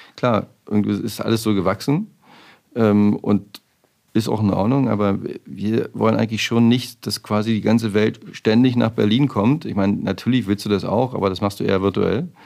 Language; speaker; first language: German; native; German